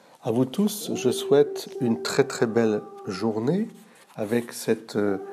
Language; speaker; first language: French; native; French